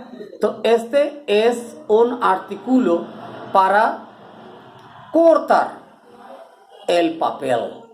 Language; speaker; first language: Spanish; non-native, learner; Bangla